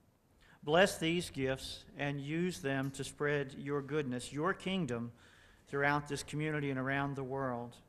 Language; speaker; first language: English; native; English